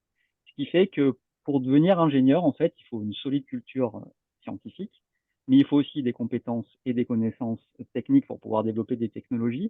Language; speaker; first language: French; native; French